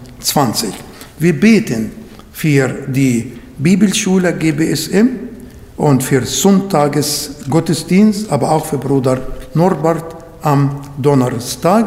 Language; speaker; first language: German; non-native, fluent; Arabic